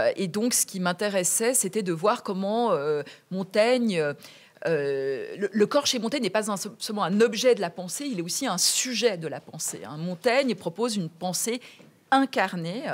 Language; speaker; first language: French; native; French